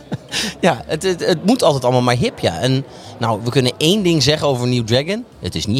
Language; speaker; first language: Dutch; native; Dutch